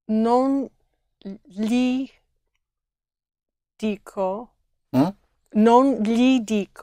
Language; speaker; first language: Italian; non-native, learner; English